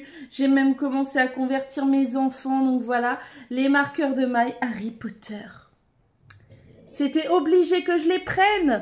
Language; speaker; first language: French; native; French